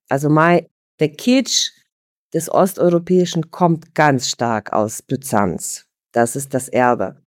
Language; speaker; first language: German; early bilingual, other home language; Russian